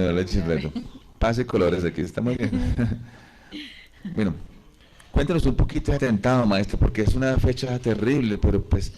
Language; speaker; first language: Spanish; native; Spanish